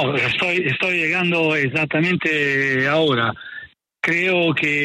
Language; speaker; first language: Spanish; non-native, fluent; Italian